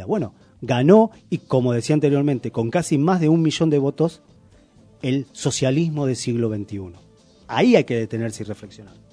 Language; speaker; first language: Spanish; native; Spanish